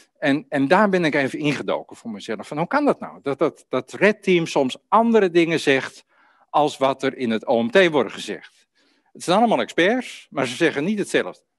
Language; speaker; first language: Dutch; native; Dutch